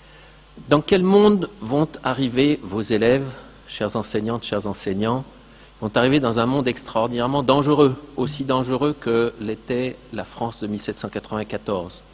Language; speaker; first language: French; native; French